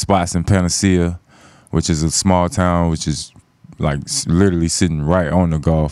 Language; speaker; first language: English; native; English